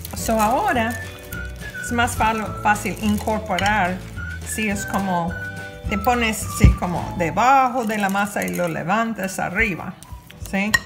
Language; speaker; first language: Spanish; non-native, fluent; English